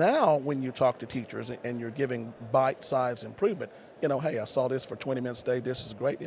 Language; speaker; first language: English; native; English